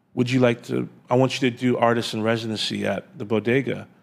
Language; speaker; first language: English; native; English